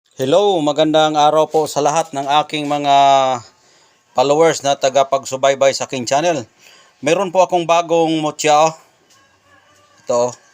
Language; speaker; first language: Filipino; non-native, local second language; Cebuano